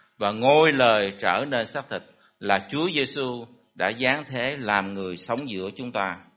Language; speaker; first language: Vietnamese; native; Vietnamese